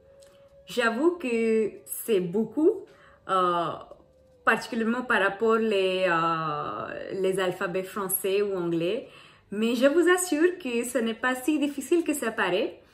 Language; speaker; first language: French; non-native, learner; Hindi